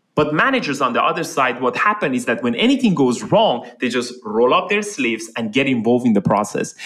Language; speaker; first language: English; non-native, fluent; Persian